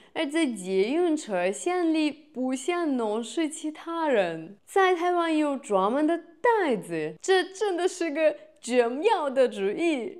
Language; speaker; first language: Chinese; non-native, fluent; Russian